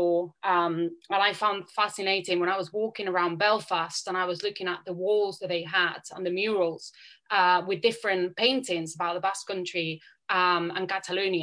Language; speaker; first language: English; non-native, fluent; Catalan